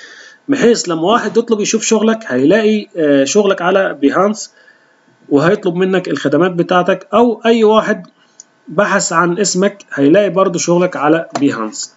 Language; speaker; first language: Arabic; native; Arabic